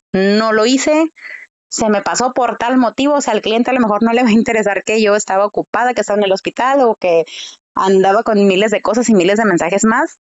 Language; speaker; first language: Spanish; early bilingual, heritage; Spanish